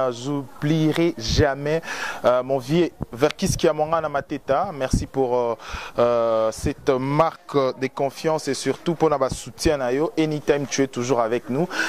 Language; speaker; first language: French; non-native, local second language; Lingala